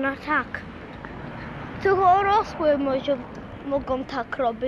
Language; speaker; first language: Polish; early bilingual, heritage; Polish